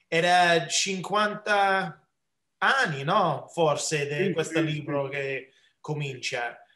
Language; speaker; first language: Italian; early bilingual, heritage; English